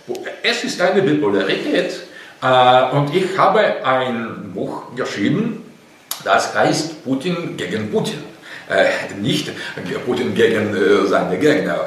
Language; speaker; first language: German; non-native, learner; Russian